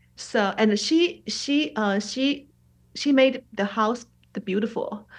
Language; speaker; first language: English; non-native, fluent; Chinese